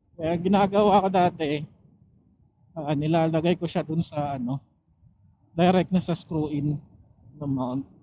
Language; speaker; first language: Filipino; non-native, local second language; Cebuano